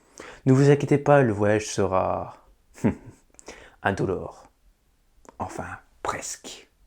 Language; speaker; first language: French; native; French